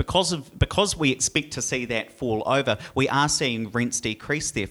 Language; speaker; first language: English; native; English